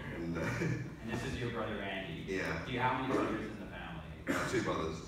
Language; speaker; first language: English; native; English